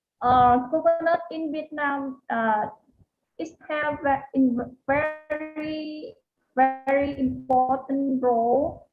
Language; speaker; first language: English; non-native, learner; Vietnamese